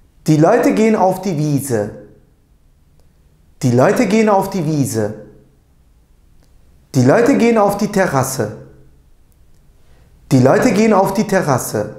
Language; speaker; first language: German; non-native, fluent; Turkish